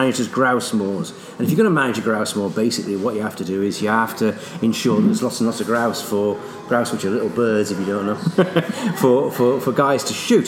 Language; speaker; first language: English; native; English